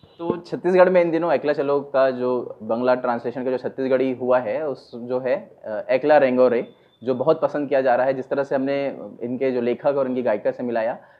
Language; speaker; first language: Hindi; native; Hindi